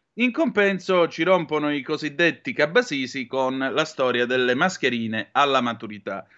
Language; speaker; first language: Italian; native; Italian